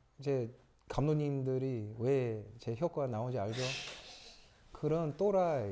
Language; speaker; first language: Korean; early bilingual, other home language; English